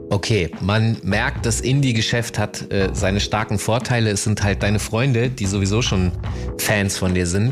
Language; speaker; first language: German; native; German